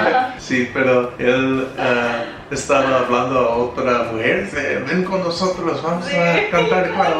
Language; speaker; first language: Spanish; non-native, fluent; English